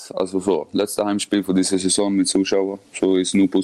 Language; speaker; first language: German; non-native, learner; Swedish